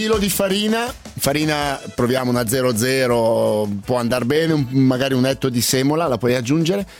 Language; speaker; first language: Italian; native; Italian